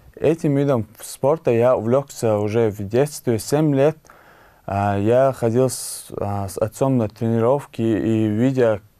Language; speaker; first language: Russian; non-native, local second language; Chechen